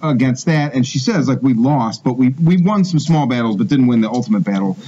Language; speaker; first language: English; native; English